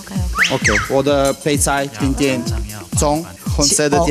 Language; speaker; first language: Chinese; non-native, fluent; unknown